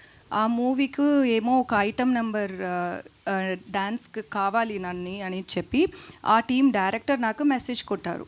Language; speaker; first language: Telugu; non-native, learner; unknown